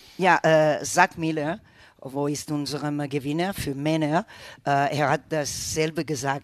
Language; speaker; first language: German; non-native, learner; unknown